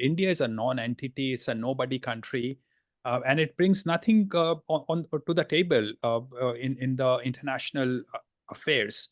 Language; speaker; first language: English; non-native, fluent; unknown